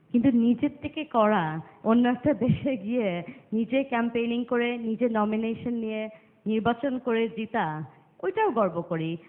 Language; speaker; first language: Bangla; early bilingual, other home language; English